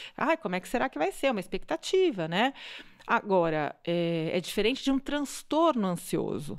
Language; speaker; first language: Portuguese; native; Portuguese